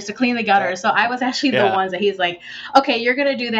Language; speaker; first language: English; native; English